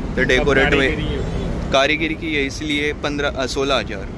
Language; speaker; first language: Hindi; non-native, local second language; Marathi